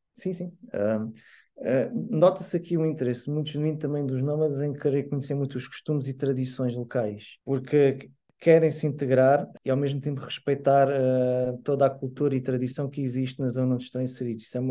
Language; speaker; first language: Portuguese; native; Portuguese